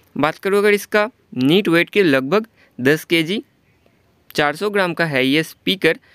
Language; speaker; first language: Hindi; non-native, local second language; Bangla